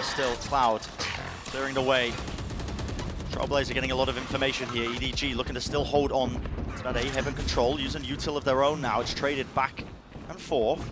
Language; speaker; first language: English; native; English